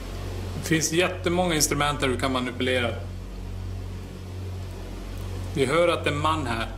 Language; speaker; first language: Swedish; native; Swedish